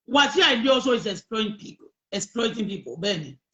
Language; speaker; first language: English; non-native, local second language; Yoruba